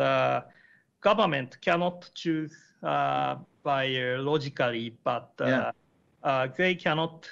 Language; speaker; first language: English; non-native, learner; Japanese